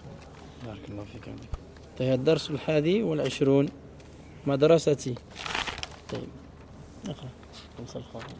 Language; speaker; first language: Arabic; non-native, fluent; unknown